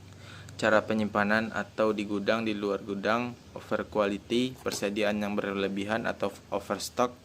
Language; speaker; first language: Indonesian; native; Indonesian